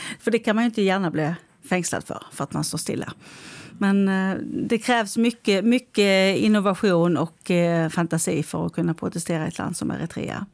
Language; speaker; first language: Swedish; native; Swedish